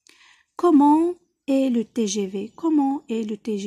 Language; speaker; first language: French; non-native, local second language; Arabic